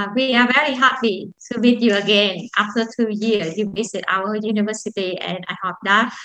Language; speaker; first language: English; non-native, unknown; Vietnamese